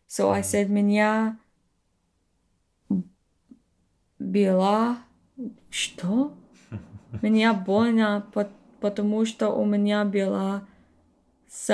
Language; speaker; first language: Russian; non-native, learner; English